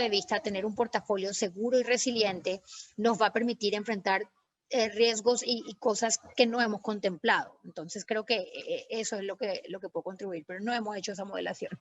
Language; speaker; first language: Spanish; native; Spanish